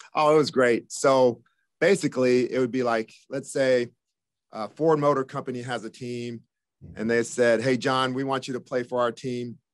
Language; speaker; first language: English; native; English